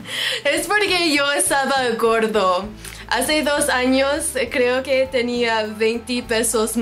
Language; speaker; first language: Spanish; non-native, learner; English